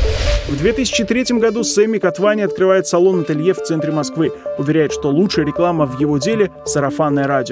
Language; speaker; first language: Russian; native; Russian